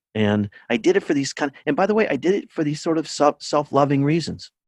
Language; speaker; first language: English; native; English